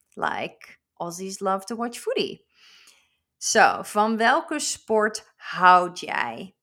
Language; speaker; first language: English; non-native, fluent; Dutch